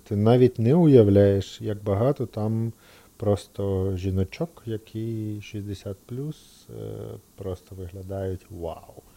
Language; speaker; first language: Ukrainian; native; Ukrainian